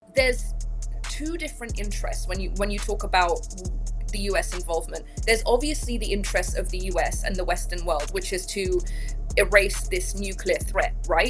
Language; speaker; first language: English; early bilingual, other home language; Persian